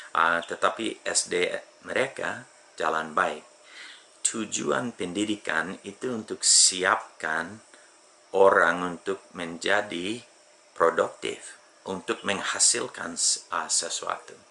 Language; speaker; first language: Indonesian; non-native, fluent; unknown